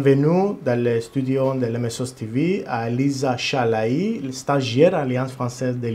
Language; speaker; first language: French; non-native, learner; Greek